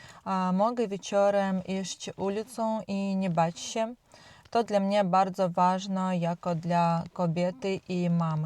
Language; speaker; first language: Polish; non-native, learner; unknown